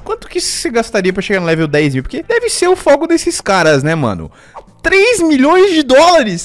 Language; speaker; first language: Portuguese; native; Portuguese